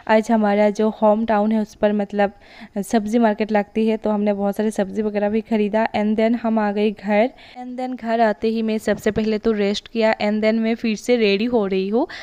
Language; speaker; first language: Hindi; non-native, local second language; Bangla